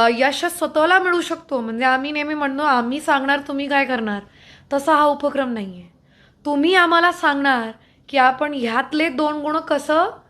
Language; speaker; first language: Marathi; non-native, fluent; Hindi